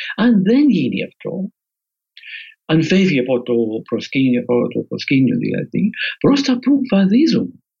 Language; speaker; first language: Greek; non-native, fluent; English